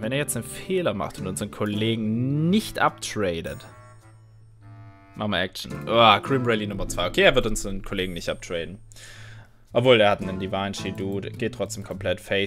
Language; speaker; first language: German; native; German